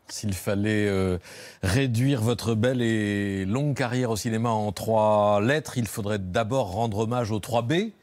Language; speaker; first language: French; native; French